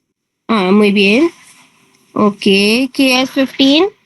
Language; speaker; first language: Spanish; non-native, learner; Hindi